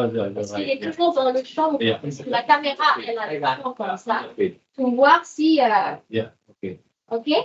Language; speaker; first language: French; native; French